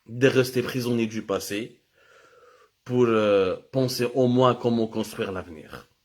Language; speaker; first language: French; non-native, local second language; Arabic